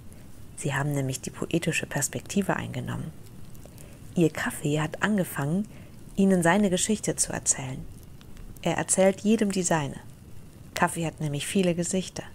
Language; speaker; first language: German; native; German